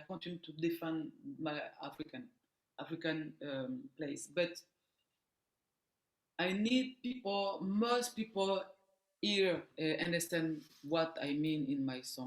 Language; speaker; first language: English; non-native, learner; French